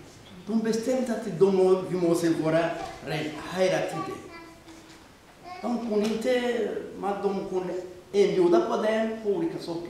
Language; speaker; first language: Swedish; non-native, fluent; Rundi